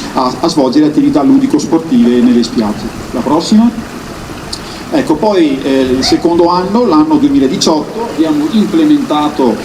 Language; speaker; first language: Italian; native; Italian